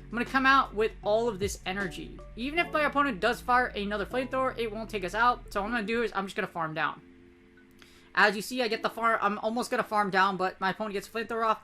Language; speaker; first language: English; native; English